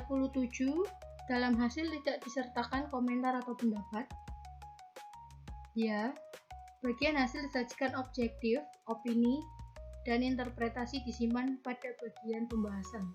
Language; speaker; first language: Indonesian; native; Indonesian